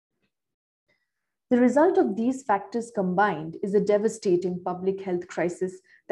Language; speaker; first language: English; non-native, local second language; Bangla